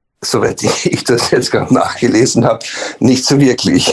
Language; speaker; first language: German; native; German